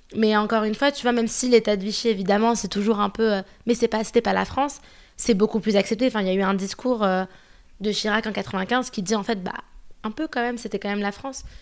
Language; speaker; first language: French; early bilingual, other home language; Arabic